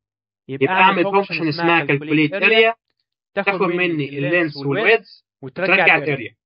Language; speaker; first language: Arabic; native; Arabic